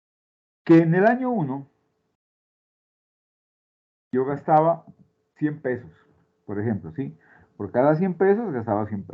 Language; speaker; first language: Spanish; native; Spanish